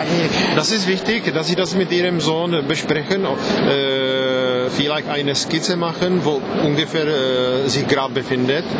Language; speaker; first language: German; non-native, fluent; Czech